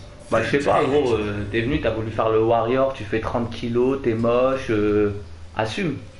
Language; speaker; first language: French; native; French